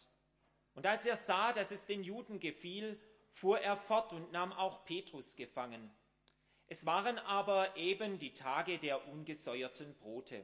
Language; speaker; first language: German; native; German